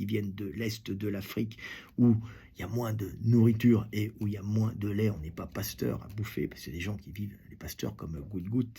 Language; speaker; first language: French; native; French